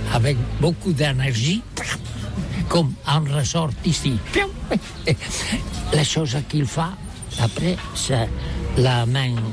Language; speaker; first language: French; non-native, learner; Catalan